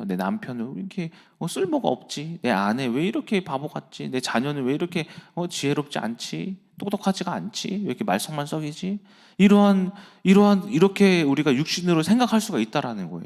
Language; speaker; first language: Korean; native; Korean